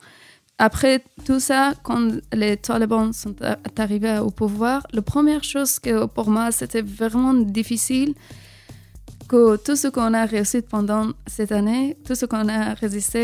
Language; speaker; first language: French; non-native, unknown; Persian